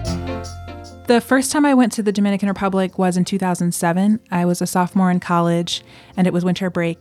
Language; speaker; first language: English; native; English